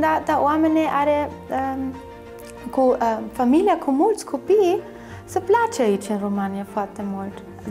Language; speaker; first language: Romanian; non-native, learner; German